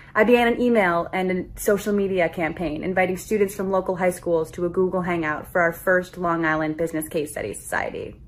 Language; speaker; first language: English; native; English